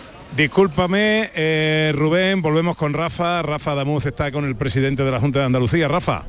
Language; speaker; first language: Spanish; native; Spanish